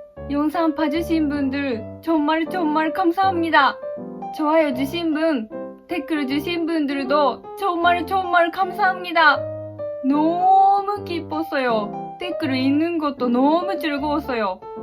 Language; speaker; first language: Korean; non-native, learner; Japanese